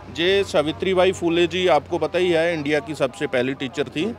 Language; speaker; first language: Hindi; native; Hindi